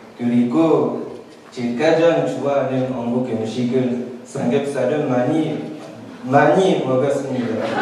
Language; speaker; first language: Korean; non-native, learner; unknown